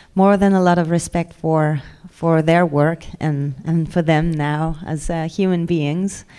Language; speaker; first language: English; non-native, fluent; French